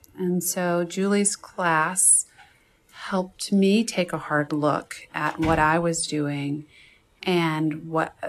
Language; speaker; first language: English; native; English